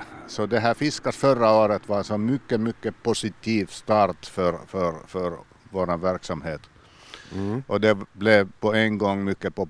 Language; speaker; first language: Swedish; non-native, local second language; Finnish